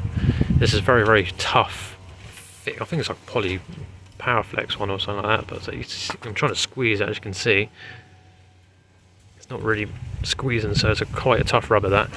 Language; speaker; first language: English; native; English